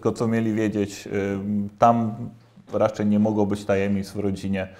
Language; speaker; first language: Polish; native; Polish